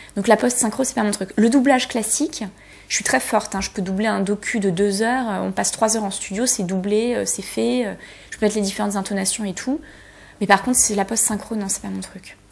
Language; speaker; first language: French; early bilingual, other home language; Polish